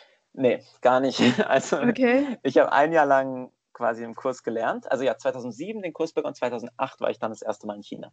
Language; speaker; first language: German; native; German